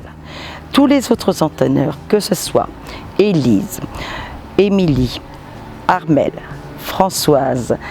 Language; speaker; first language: French; native; French